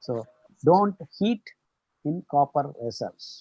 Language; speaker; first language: English; non-native, local second language; Kannada